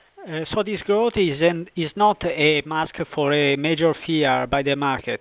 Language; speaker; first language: English; non-native, fluent; Italian